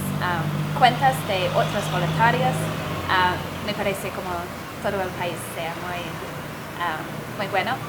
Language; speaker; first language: Spanish; non-native, fluent; English